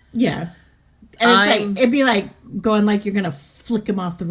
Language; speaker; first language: English; native; English